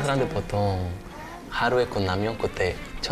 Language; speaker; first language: Korean; non-native, fluent; Spanish